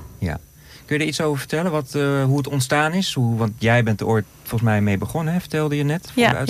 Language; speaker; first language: Dutch; native; Dutch